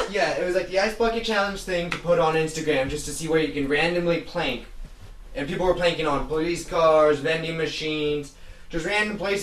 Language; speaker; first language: English; native; English